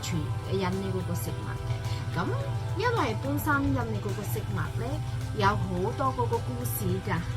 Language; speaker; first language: Cantonese; non-native, fluent; Indonesian